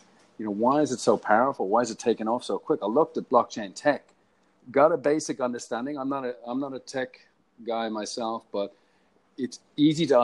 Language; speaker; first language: English; native; English